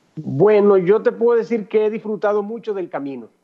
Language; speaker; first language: Spanish; native; Spanish